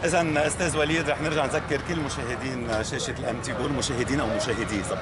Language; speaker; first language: Arabic; native; Arabic